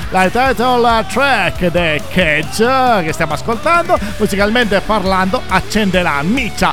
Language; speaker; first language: Italian; native; Italian